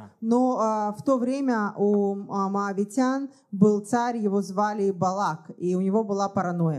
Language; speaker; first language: Russian; native; Russian